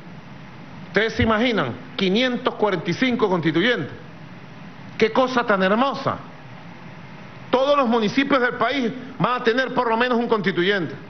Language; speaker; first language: Spanish; native; Spanish